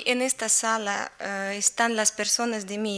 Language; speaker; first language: Spanish; non-native, learner; Russian